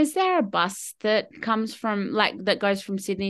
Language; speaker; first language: English; native; English